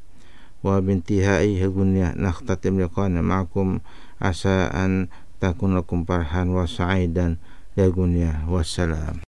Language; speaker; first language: Arabic; non-native, fluent; Indonesian